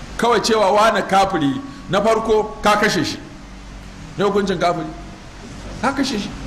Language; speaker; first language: Hausa; native; Hausa